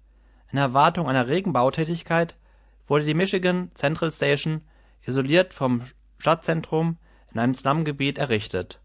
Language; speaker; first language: German; native; German